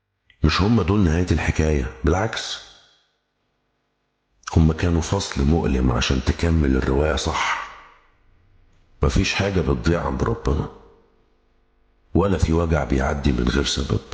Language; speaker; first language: Arabic; native; Arabic